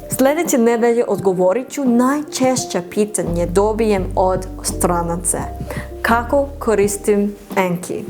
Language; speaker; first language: Serbian; non-native, learner; English